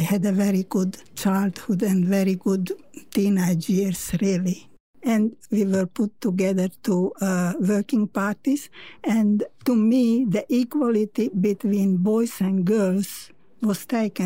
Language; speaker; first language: English; non-native, fluent; Slovak